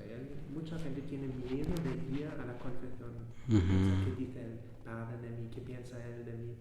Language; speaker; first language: Spanish; non-native, fluent; German